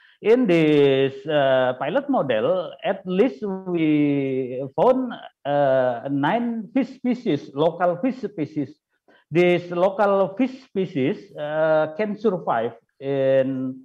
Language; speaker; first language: English; non-native, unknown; Indonesian